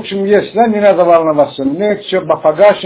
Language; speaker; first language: Russian; non-native, fluent; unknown